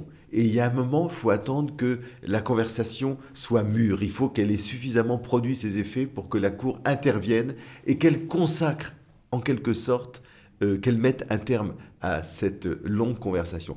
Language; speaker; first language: French; native; French